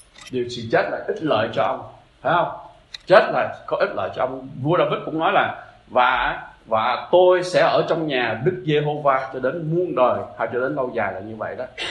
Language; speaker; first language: Vietnamese; native; Vietnamese